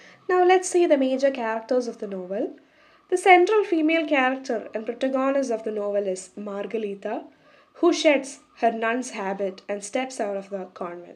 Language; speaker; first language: English; non-native, local second language; Malayalam